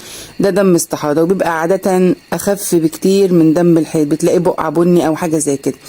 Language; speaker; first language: Arabic; native; Arabic